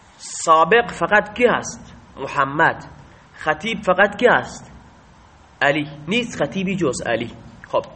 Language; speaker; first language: Persian; non-native, local second language; Baluchi